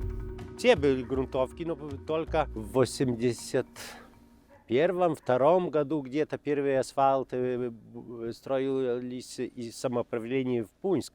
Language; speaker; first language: Russian; non-native, fluent; Lithuanian